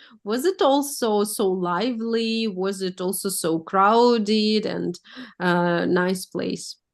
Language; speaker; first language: English; non-native, fluent; Russian